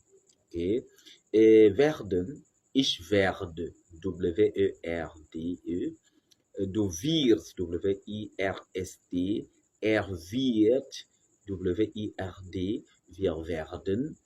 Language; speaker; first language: German; non-native, fluent; French